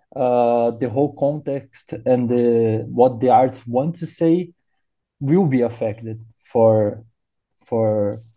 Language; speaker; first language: English; non-native, learner; Portuguese